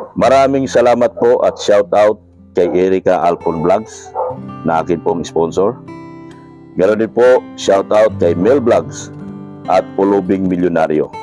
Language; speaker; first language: Filipino; non-native, local second language; Cebuano